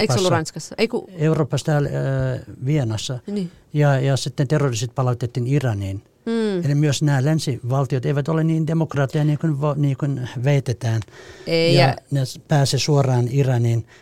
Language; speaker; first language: Finnish; non-native, fluent; Persian